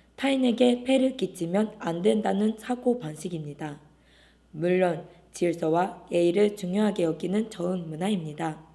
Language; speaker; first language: Korean; non-native, fluent; Japanese